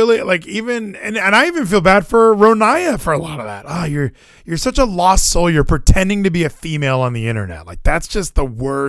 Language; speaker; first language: English; native; English